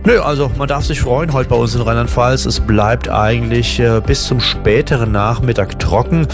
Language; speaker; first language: German; native; German